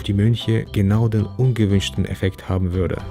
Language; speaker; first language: German; native; German